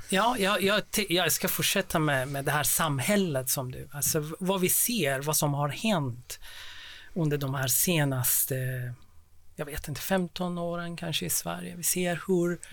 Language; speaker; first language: Swedish; non-native, fluent; Persian